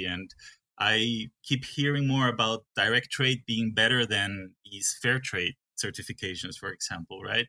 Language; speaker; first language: English; non-native, fluent; Spanish